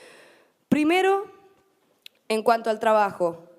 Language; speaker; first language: Spanish; native; Spanish